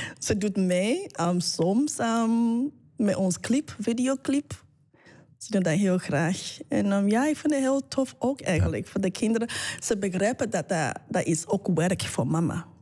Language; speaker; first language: Dutch; non-native, fluent; English